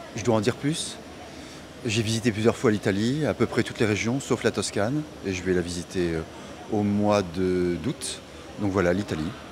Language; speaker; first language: French; native; French